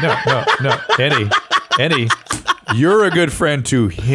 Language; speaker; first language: English; native; English